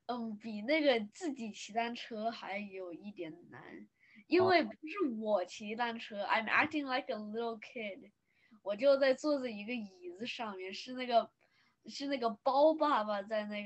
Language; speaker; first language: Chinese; early bilingual, other home language; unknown